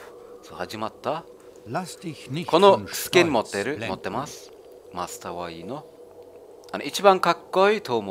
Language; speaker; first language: Japanese; non-native, learner; German